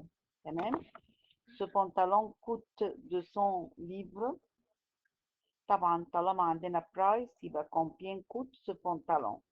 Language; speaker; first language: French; non-native, fluent; Arabic